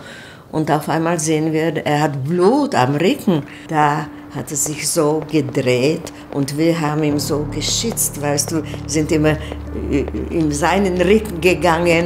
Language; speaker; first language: German; non-native, fluent; Czech